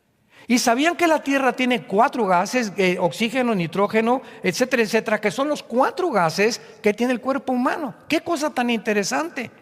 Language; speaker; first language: Spanish; native; Spanish